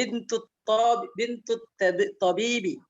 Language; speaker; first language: Arabic; non-native, learner; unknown